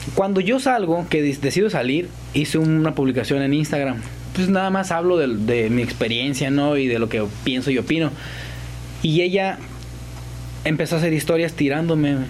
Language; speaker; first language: Spanish; native; Spanish